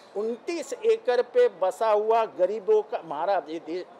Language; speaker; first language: Hindi; non-native, local second language; Marathi